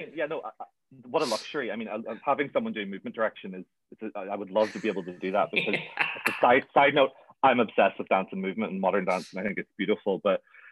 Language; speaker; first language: English; native; English